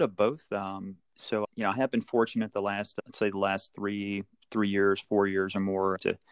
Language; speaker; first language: English; native; English